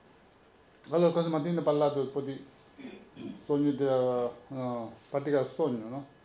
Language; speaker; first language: Italian; non-native, learner; Tibetan